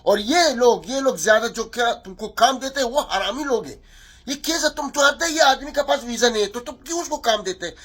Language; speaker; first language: Hindi; non-native, learner; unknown